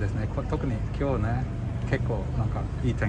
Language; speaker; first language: Japanese; non-native, fluent; Swedish